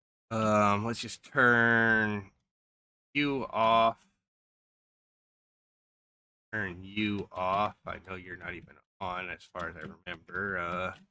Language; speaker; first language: English; native; English